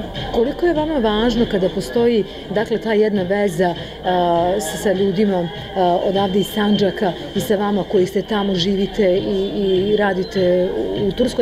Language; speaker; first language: Serbian; native; Serbian